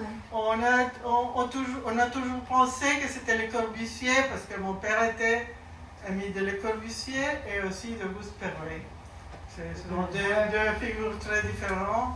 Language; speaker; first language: French; non-native, learner; Spanish